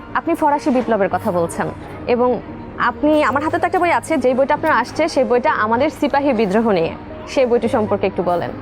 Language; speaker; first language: Bangla; native; Bangla